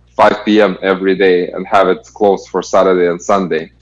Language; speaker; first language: English; non-native, fluent; Kazakh